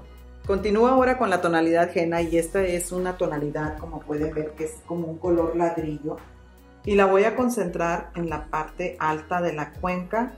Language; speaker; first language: Spanish; native; Spanish